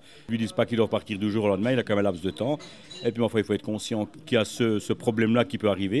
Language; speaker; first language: French; native; French